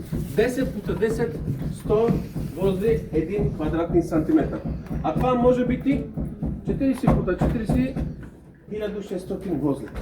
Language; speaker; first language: Bulgarian; non-native, learner; Serbian